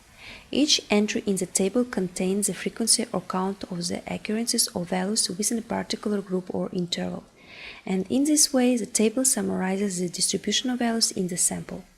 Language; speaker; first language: English; non-native, fluent; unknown